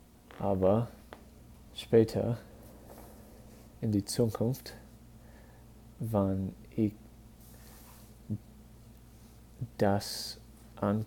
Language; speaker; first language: German; non-native, learner; English